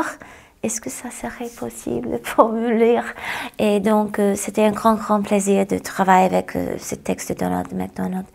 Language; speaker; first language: French; non-native, fluent; English